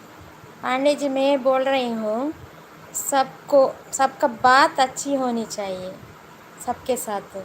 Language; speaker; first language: Hindi; non-native, local second language; Kannada